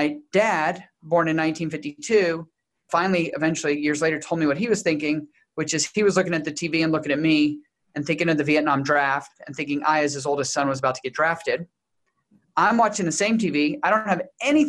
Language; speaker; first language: English; native; English